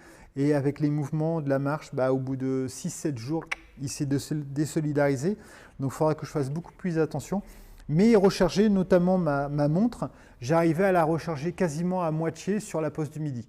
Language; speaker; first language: French; native; French